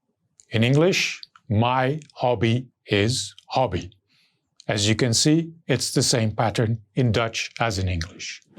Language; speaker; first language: English; non-native, fluent; Dutch